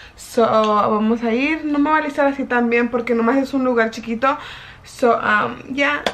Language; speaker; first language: Spanish; early bilingual, heritage; Spanish